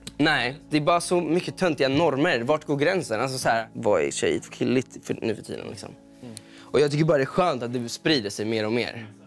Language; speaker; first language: Swedish; early bilingual, other home language; Spanish